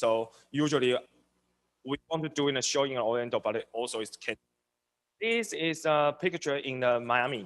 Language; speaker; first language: English; non-native, learner; Chinese